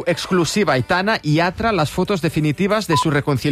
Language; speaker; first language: Catalan; native; Catalan